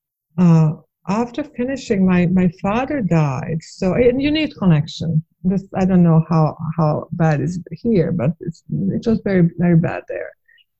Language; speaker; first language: English; non-native, fluent; Bosnian